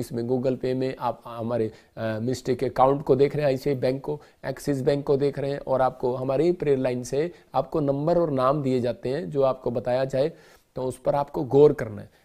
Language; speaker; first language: Hindi; non-native, local second language; Punjabi